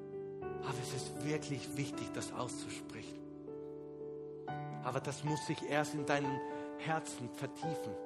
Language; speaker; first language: German; non-native, fluent; Spanish